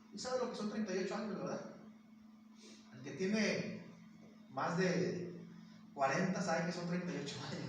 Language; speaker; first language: Spanish; native; Spanish